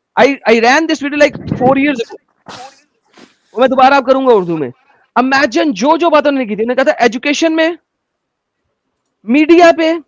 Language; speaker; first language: Hindi; native; Hindi